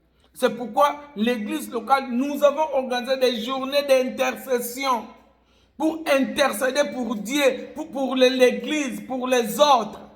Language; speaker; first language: French; non-native, local second language; Lingala